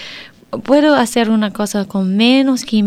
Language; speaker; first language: Spanish; non-native, learner; English